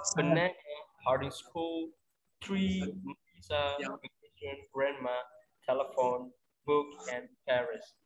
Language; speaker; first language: English; non-native, fluent; Indonesian